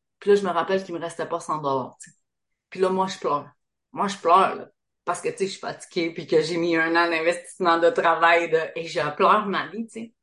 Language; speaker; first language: French; native; French